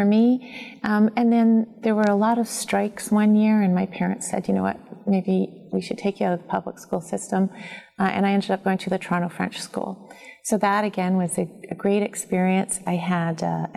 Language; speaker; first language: English; native; English